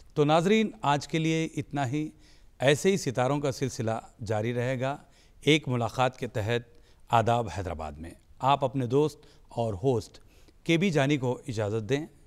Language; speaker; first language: Hindi; native; Hindi